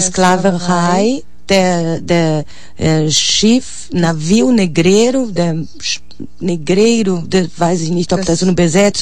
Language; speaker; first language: German; non-native, fluent; Portuguese